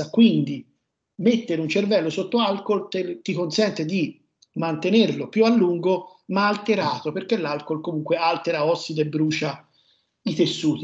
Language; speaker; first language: Italian; native; Italian